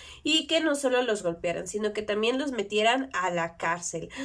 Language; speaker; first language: Spanish; native; Spanish